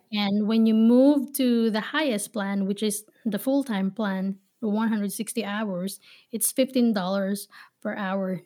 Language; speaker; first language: English; non-native, local second language; Filipino